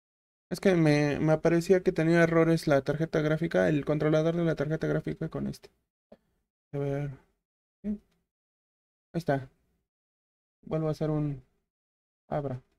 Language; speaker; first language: Spanish; native; Spanish